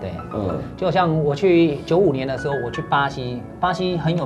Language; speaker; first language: Chinese; native; Chinese